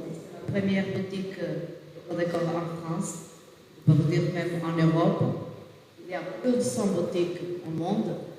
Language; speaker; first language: French; non-native, fluent; Portuguese